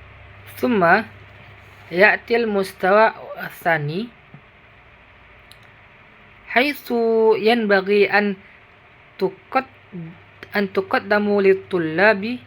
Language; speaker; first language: Arabic; non-native, learner; Indonesian